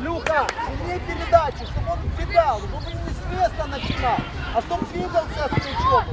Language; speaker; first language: Russian; native; Russian